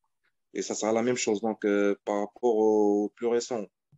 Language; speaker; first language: French; non-native, fluent; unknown